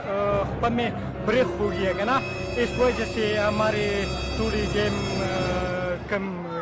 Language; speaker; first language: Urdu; non-native, local second language; Pashto